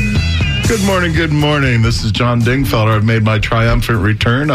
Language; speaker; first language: English; native; English